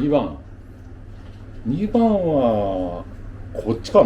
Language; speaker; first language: Japanese; native; Japanese